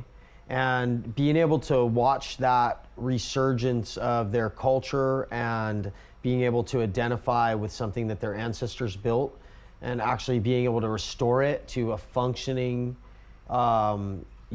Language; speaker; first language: English; native; English